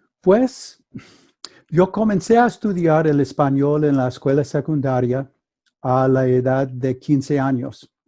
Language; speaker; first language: Spanish; non-native, fluent; English